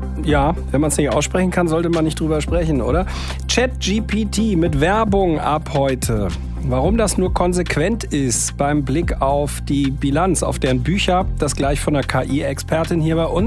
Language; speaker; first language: German; native; German